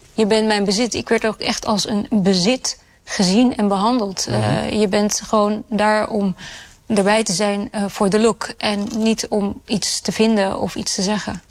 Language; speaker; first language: Dutch; early bilingual, other home language; Urdu